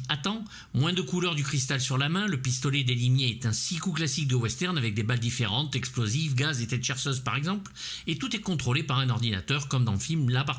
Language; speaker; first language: French; native; French